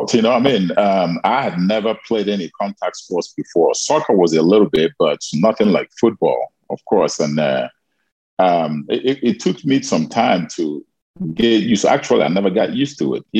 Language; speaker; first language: English; non-native, local second language; Igbo